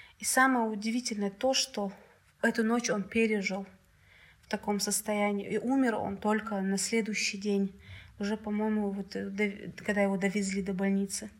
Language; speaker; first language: Russian; native; Russian